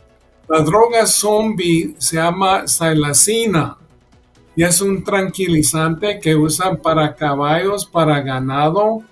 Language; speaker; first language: Spanish; early bilingual, heritage; Spanish